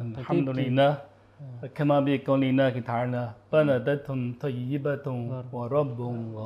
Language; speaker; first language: Arabic; non-native, learner; Chinese